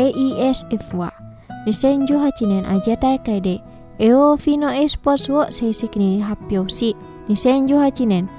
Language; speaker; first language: Japanese; non-native, fluent; Indonesian